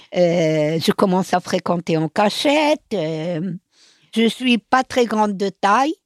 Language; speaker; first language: French; non-native, local second language; Arabic